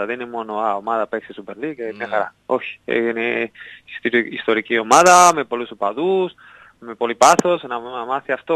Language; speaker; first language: Greek; non-native, learner; Spanish